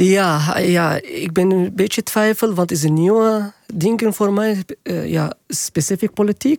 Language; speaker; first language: Dutch; non-native, learner; Arabic